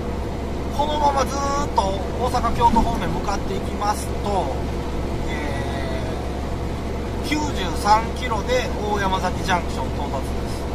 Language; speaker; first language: Japanese; native; Japanese